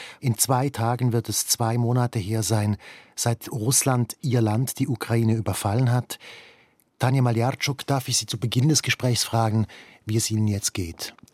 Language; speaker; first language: German; native; German